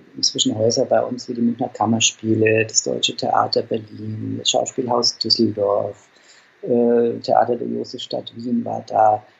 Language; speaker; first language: German; native; German